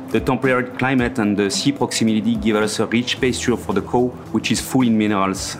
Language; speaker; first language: English; non-native, fluent; French